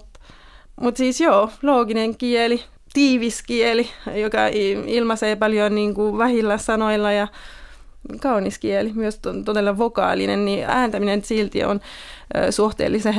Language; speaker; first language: Finnish; non-native, fluent; French